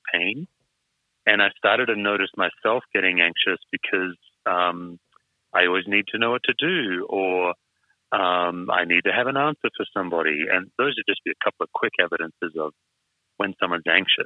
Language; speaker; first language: English; native; English